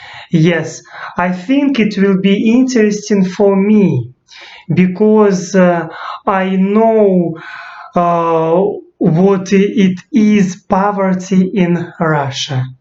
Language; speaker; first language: English; non-native, learner; Russian